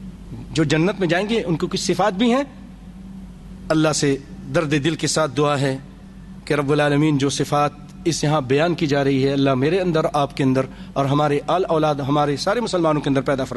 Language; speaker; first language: Urdu; native; Urdu